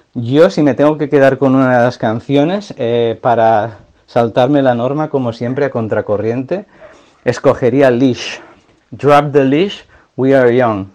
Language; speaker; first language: Spanish; native; Spanish